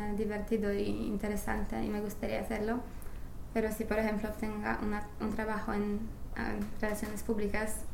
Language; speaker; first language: Spanish; non-native, fluent; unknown